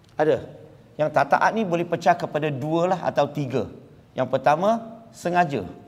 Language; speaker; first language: Malay; non-native, local second language; Chinese